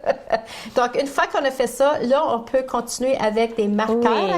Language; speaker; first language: French; native; French